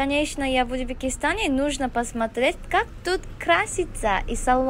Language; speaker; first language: Russian; non-native, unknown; Korean